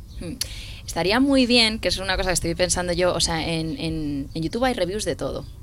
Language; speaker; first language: Spanish; native; Spanish